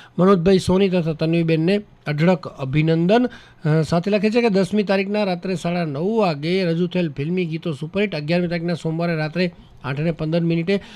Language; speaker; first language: Gujarati; native; Gujarati